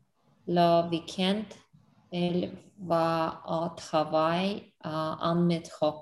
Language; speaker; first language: French; non-native, learner; English